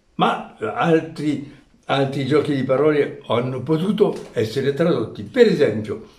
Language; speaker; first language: Italian; early bilingual, heritage; Italian